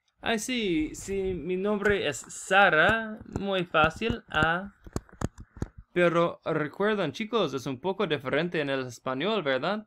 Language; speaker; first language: Spanish; non-native, learner; English